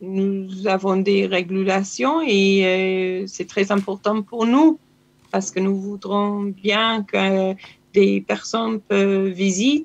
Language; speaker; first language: French; non-native, learner; Hebrew